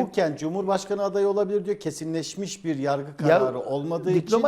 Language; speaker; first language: Turkish; native; Turkish